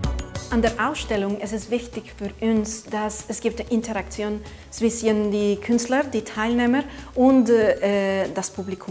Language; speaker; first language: German; non-native, learner; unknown